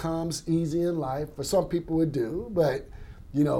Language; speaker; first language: English; native; English